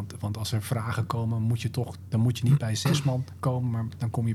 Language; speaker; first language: Dutch; native; Dutch